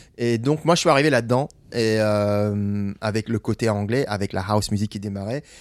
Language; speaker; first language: French; non-native, fluent; English